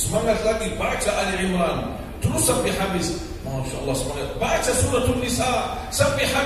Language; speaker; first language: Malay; non-native, fluent; Arabic